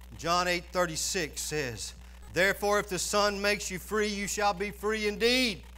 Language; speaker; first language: English; native; English